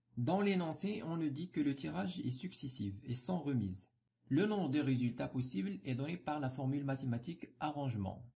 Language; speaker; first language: French; non-native, local second language; Arabic